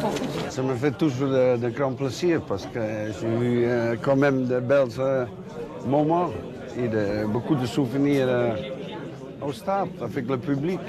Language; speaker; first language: French; non-native, fluent; Dutch